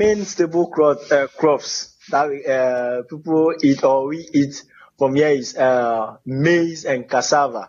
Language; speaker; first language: English; non-native, local second language; Ewe